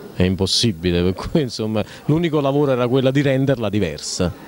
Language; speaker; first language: Italian; native; Italian